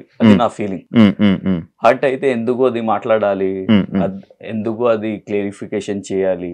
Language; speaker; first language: Telugu; non-native, local second language; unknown